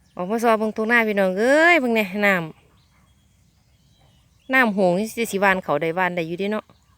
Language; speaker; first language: Thai; native; Thai